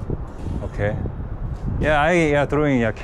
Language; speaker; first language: English; non-native, learner; Korean